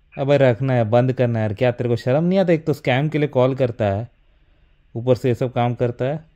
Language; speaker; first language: Hindi; native; Hindi